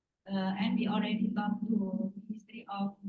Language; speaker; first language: English; non-native, learner; Indonesian